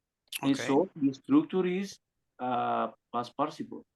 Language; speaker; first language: English; non-native, learner; Spanish